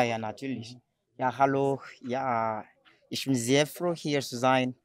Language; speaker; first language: German; non-native, fluent; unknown